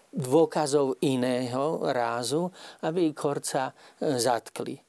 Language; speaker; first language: Slovak; native; Slovak